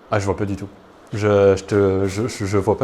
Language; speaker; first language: French; native; French